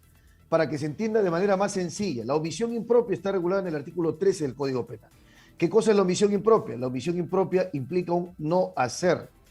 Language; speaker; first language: Spanish; native; Spanish